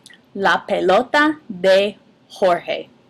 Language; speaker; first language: Spanish; non-native, fluent; English